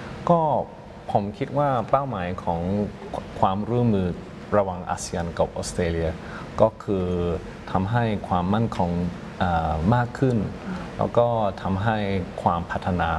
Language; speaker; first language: Thai; non-native, fluent; English